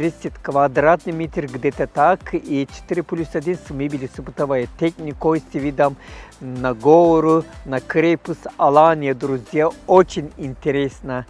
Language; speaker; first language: Russian; non-native, learner; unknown